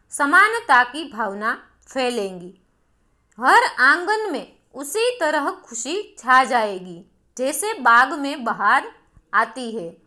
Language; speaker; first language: Hindi; non-native, local second language; Gujarati